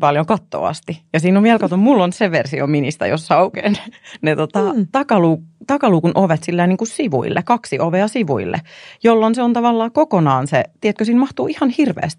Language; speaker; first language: Finnish; native; Finnish